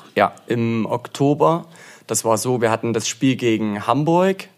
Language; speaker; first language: German; native; German